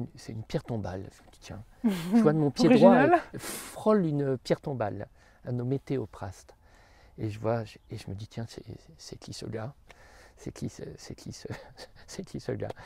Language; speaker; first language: French; native; French